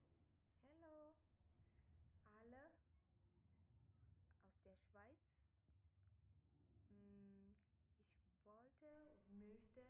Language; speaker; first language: German; non-native, learner; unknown